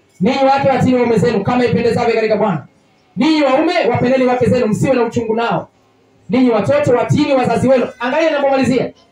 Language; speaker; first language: Swahili; native; Swahili